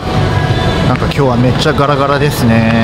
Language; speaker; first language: Japanese; native; Japanese